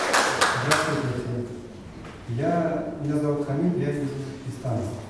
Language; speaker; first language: Russian; non-native, fluent; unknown